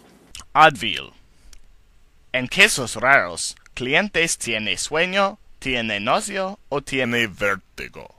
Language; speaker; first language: Spanish; non-native, learner; English